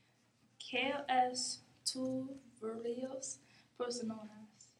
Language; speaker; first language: Spanish; non-native, learner; English